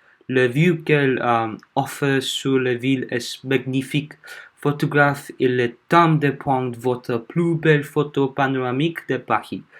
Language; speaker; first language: French; non-native, learner; Korean